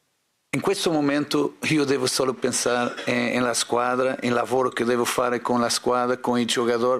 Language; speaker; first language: Italian; non-native, fluent; Portuguese